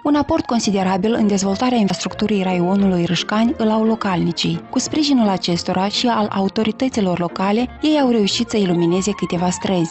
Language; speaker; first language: Romanian; native; Romanian